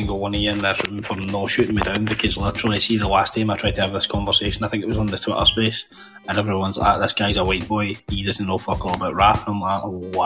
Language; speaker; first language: English; native; English